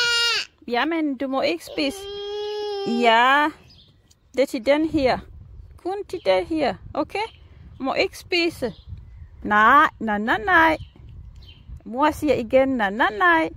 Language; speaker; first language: Danish; non-native, learner; English